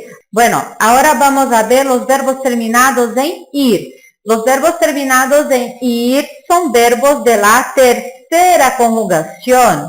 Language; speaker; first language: Spanish; non-native, fluent; Portuguese